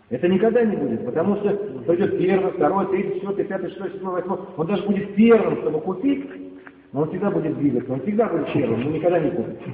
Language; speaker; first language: Russian; native; Russian